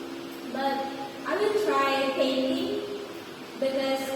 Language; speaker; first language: English; non-native, learner; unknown